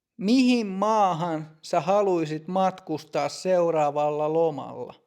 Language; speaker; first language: Finnish; native; Finnish